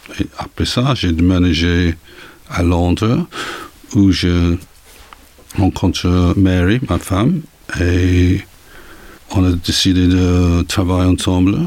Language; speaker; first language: French; non-native, learner; English